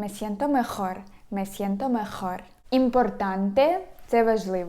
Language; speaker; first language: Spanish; non-native, fluent; Ukrainian